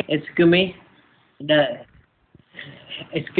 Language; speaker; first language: English; non-native, learner; Vietnamese